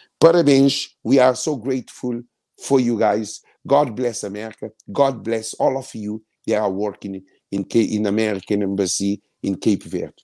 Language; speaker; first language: English; non-native, learner; Kabuverdianu